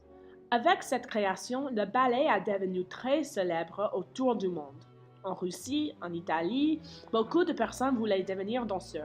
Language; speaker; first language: French; non-native, learner; English